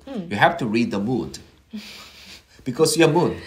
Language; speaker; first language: English; non-native, fluent; Korean